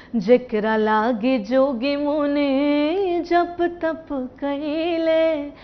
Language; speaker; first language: Hindi; native; Hindi